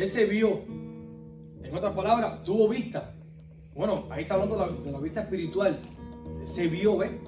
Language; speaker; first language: Spanish; native; Spanish